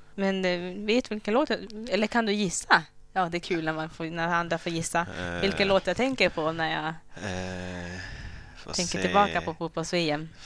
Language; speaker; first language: Swedish; early bilingual, other home language; Kinyarwanda